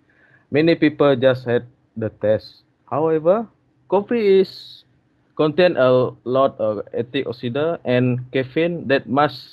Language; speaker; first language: English; non-native, learner; Malay